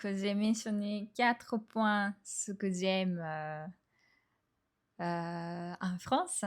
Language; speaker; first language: French; non-native, fluent; Japanese